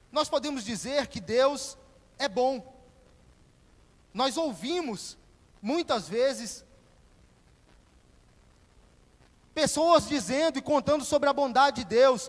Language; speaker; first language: Portuguese; native; Portuguese